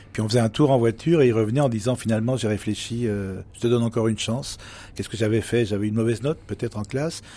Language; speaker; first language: French; native; French